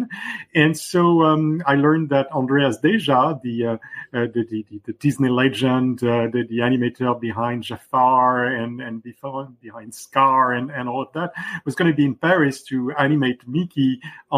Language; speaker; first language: English; non-native, fluent; French